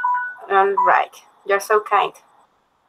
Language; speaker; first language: English; non-native, learner; Spanish